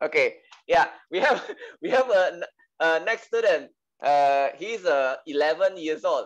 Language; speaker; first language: English; non-native, learner; Indonesian